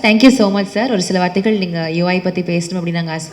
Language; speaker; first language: Tamil; native; Tamil